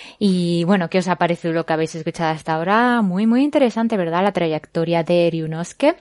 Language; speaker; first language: Spanish; native; Spanish